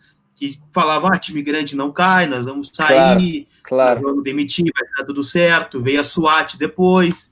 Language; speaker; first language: Portuguese; native; Portuguese